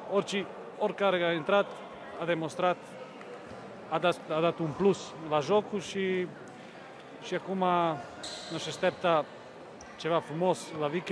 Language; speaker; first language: Romanian; non-native, fluent; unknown